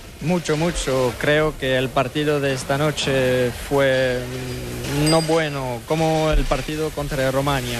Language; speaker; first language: Spanish; non-native, learner; French